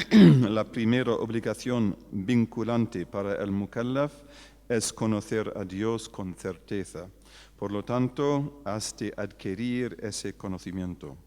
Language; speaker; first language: Spanish; non-native, fluent; English